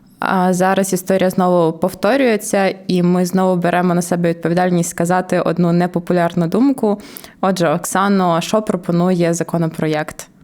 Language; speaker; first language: Ukrainian; native; Ukrainian